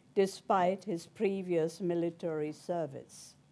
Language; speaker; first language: English; early bilingual, other home language; German